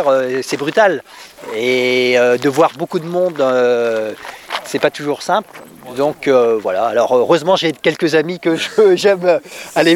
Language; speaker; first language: French; native; French